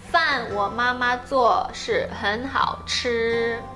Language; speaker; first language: Chinese; non-native, fluent; Portuguese